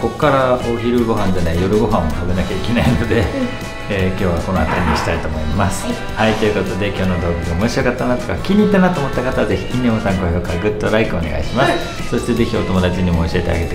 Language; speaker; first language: Japanese; native; Japanese